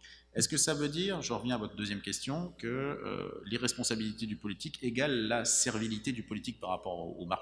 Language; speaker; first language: French; native; French